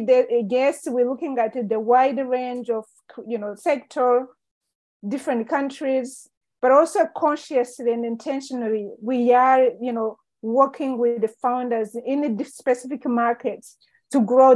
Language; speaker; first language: English; non-native, local second language; Kinyarwanda